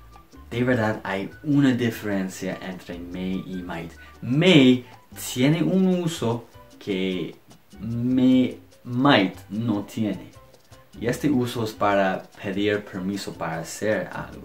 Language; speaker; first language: Spanish; non-native, fluent; English